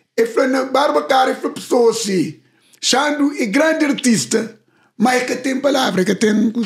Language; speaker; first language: Portuguese; non-native, local second language; Kabuverdianu